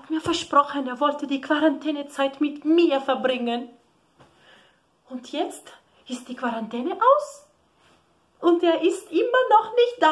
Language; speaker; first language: German; non-native, learner; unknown